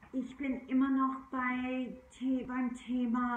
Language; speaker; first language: German; non-native, fluent; English